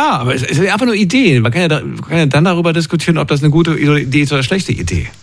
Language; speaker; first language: German; native; German